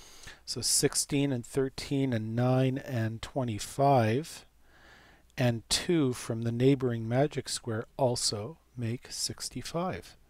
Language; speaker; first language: English; native; English